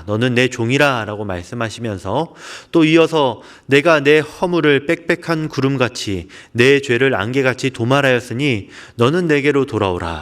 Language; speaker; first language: Korean; native; Korean